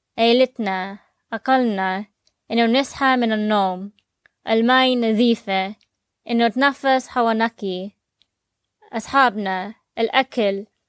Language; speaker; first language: Arabic; native; Arabic